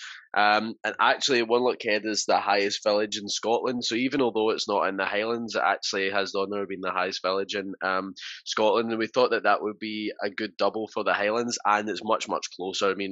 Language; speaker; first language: English; native; English